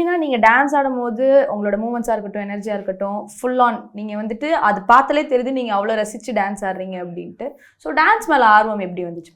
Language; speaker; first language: Tamil; native; Tamil